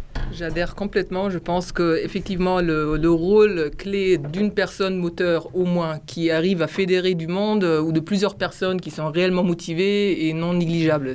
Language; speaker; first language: French; non-native, fluent; German